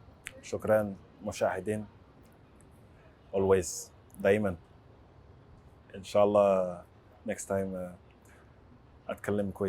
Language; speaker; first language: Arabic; non-native, learner; French